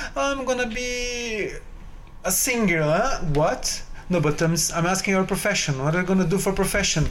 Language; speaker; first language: English; non-native, fluent; Portuguese